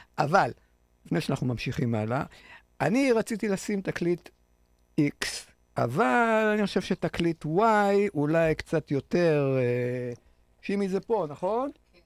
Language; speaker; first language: Hebrew; native; Hebrew